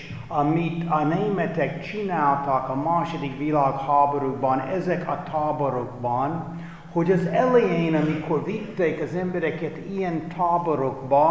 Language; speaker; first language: Hungarian; non-native, fluent; English